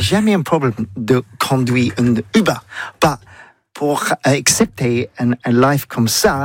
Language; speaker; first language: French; non-native, learner; English